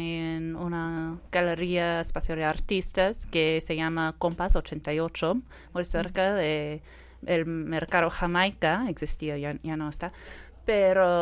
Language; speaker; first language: Spanish; non-native, fluent; Persian